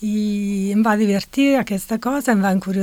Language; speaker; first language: Catalan; non-native, fluent; Italian